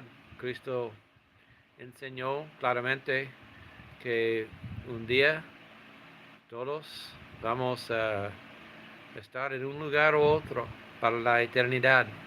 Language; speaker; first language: Spanish; non-native, fluent; English